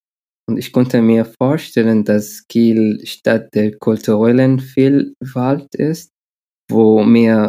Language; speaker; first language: German; non-native, learner; Arabic